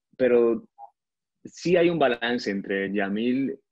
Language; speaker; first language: Spanish; native; Spanish